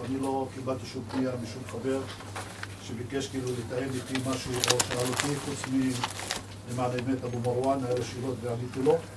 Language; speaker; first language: Hebrew; non-native, local second language; Arabic